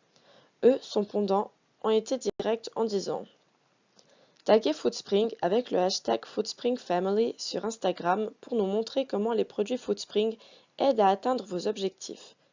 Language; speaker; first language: French; native; French